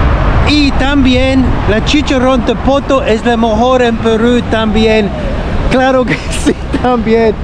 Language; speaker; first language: Spanish; non-native, learner; English